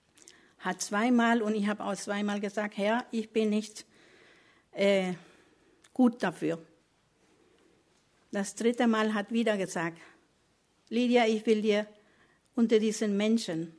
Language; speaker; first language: German; non-native, learner; Spanish